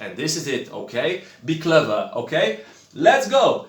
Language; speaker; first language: English; non-native, fluent; Polish